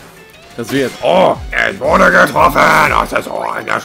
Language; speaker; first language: German; native; German